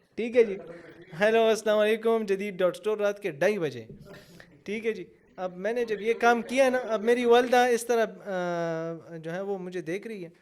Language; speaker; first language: Urdu; non-native, local second language; Pashto